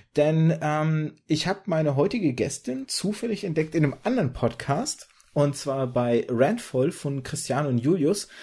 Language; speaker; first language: German; early bilingual, other home language; Russian